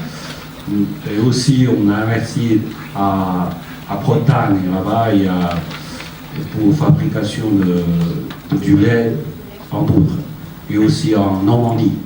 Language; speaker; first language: French; non-native, fluent; Chinese